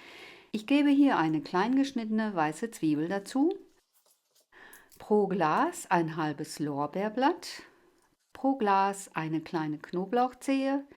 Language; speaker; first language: German; native; German